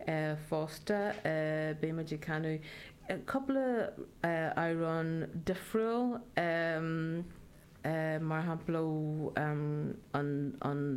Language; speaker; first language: Irish; non-native, local second language; English